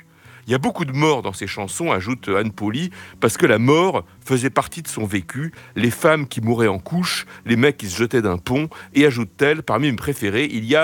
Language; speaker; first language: French; native; French